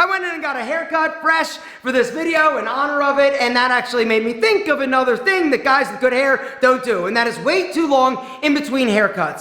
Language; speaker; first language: English; native; English